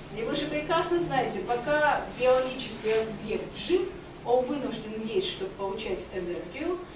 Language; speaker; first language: Russian; non-native, local second language; Georgian